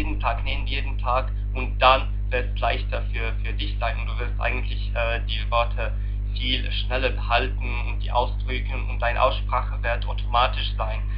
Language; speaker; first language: German; non-native, learner; Arabic